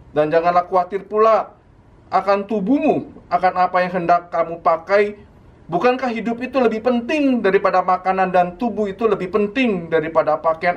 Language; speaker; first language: Indonesian; native; Indonesian